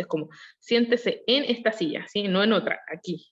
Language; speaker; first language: Spanish; non-native, learner; Korean